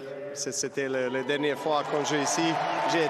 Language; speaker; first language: French; non-native, learner; Serbian